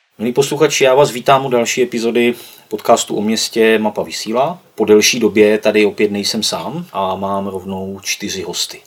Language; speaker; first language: Czech; native; Czech